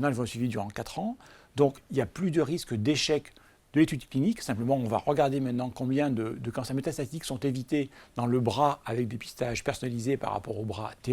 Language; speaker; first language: French; native; French